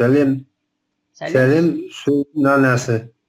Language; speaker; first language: Kazakh; non-native, local second language; Russian